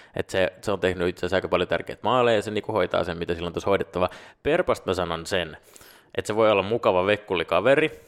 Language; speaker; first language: Finnish; non-native, local second language; Swedish